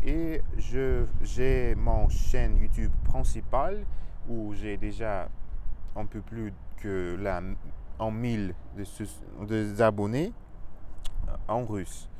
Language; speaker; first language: French; non-native, fluent; Russian